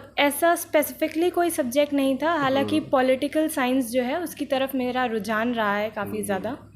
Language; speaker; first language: Hindi; native; Hindi